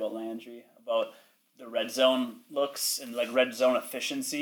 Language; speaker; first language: English; native; English